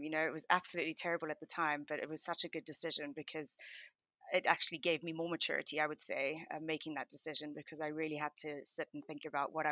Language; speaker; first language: English; native; English